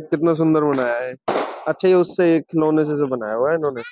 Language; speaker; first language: Hindi; native; Hindi